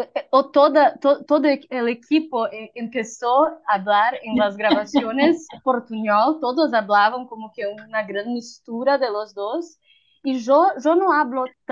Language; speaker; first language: Spanish; non-native, learner; Portuguese